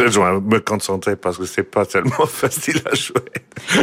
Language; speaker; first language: French; non-native, learner; English